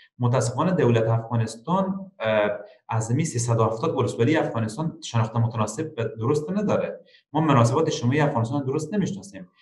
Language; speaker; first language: Persian; native; Persian